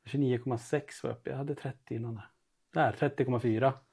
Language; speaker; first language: Swedish; native; Swedish